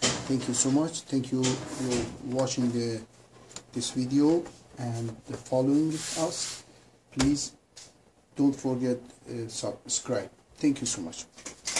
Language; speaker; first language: English; non-native, learner; Persian